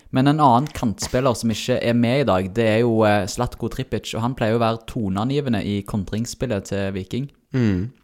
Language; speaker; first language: Norwegian; native; Norwegian